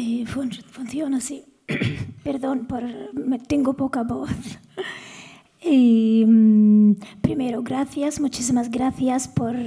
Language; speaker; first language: Spanish; non-native, fluent; Arabic